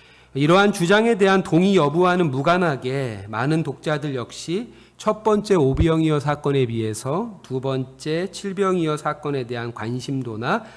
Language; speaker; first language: Korean; native; Korean